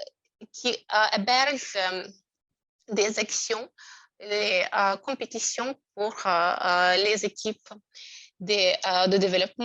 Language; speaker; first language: French; non-native, fluent; Russian